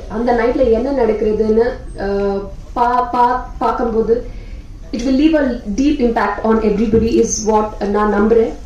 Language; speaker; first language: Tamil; non-native, learner; Telugu